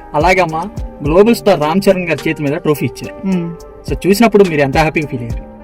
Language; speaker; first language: Telugu; native; Telugu